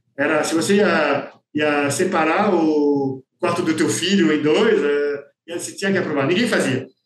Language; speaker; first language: Portuguese; non-native, fluent; French